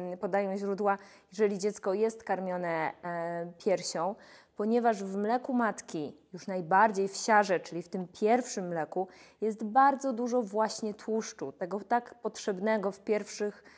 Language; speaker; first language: Polish; native; Polish